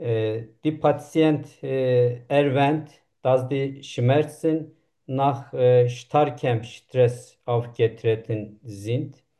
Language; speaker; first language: German; non-native, learner; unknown